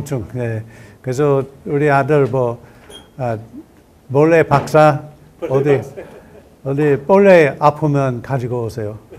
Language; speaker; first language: Korean; non-native, learner; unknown